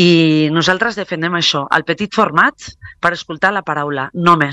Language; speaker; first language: Catalan; non-native, local second language; Spanish